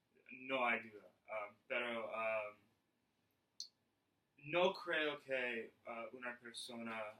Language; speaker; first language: Spanish; non-native, learner; English